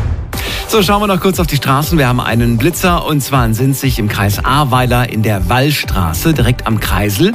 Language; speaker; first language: German; native; German